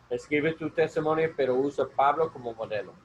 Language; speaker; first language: Spanish; non-native, learner; English